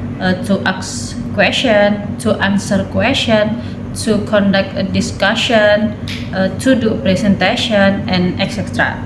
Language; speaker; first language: English; non-native, learner; Indonesian